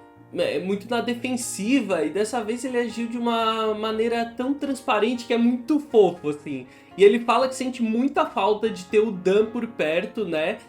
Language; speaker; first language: Portuguese; native; Portuguese